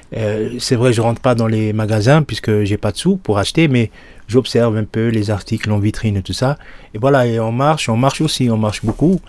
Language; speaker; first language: French; non-native, local second language; Arabic